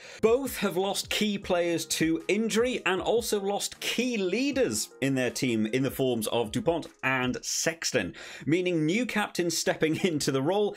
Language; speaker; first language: English; native; English